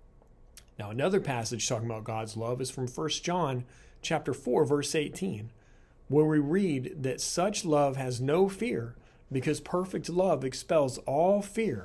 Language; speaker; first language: English; native; English